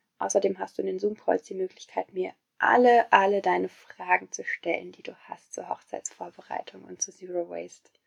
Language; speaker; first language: German; native; German